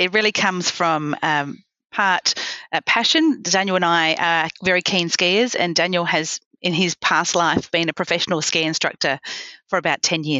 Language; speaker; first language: English; native; English